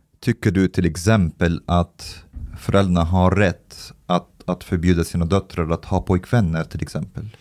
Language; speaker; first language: Swedish; early bilingual, other home language; Persian